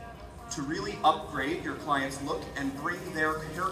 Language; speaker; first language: English; native; English